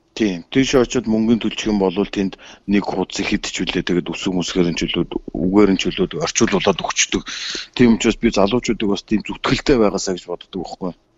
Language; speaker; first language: Mongolian; native; Mongolian